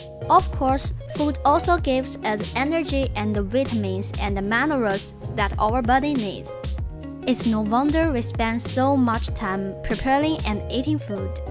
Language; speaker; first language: English; non-native, fluent; Chinese